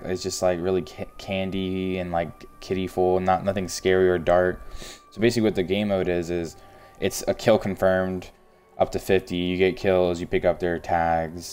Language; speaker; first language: English; native; English